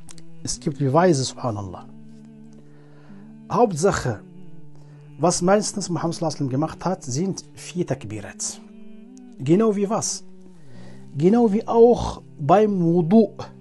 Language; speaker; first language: German; non-native, learner; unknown